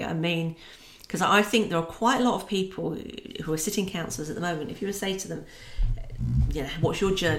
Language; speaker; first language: English; native; English